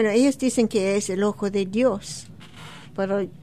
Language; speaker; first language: Spanish; non-native, fluent; English